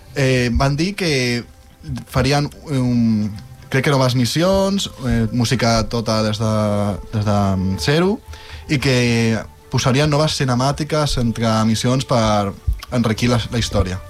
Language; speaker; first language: Catalan; native; Catalan